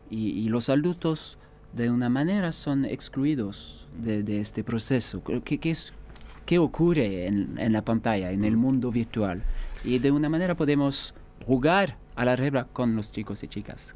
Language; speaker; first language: Spanish; non-native, fluent; French